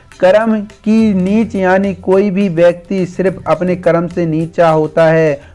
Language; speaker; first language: Hindi; native; Hindi